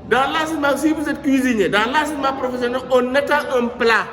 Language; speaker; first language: French; non-native, local second language; Wolof